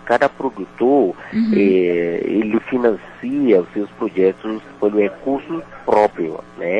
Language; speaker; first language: Portuguese; non-native, fluent; Yoruba